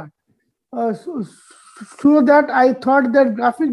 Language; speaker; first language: English; non-native, local second language; Bangla